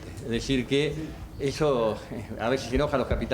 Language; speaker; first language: Spanish; native; Spanish